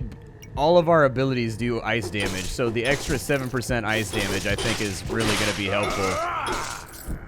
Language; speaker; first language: English; native; English